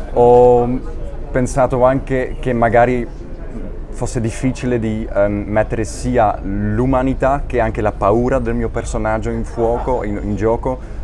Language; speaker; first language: Italian; non-native, fluent; Dutch